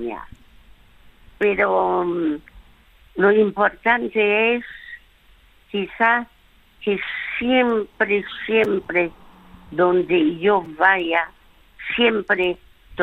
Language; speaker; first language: Spanish; early bilingual, other home language; French